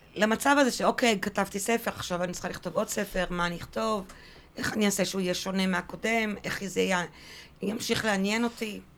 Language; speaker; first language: Hebrew; early bilingual, other home language; French